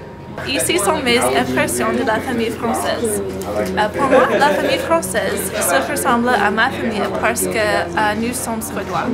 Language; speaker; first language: French; non-native, learner; English